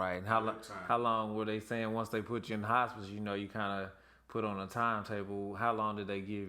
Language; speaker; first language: English; native; English